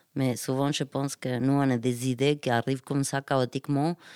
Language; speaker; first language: French; non-native, fluent; Spanish